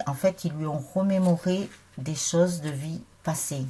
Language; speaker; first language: French; native; French